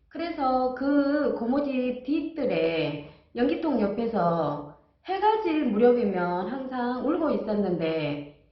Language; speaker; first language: Korean; native; Korean